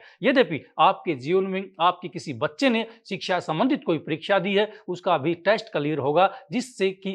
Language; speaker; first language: Hindi; native; Hindi